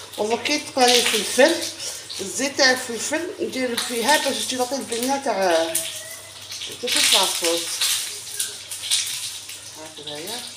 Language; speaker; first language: Arabic; native; Arabic